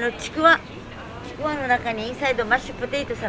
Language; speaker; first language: Japanese; native; Japanese